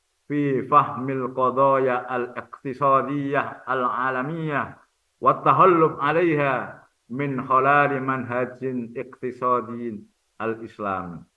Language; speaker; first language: Arabic; non-native, fluent; Indonesian